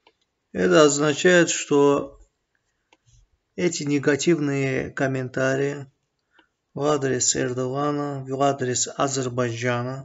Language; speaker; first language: Russian; non-native, fluent; Azerbaijani